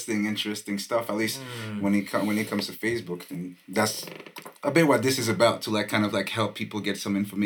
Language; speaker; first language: English; non-native, fluent; French